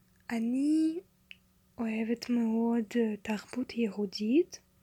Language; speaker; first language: Hebrew; non-native, learner; Russian